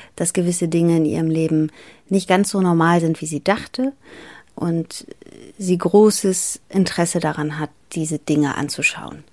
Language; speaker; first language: German; early bilingual, other home language; Greek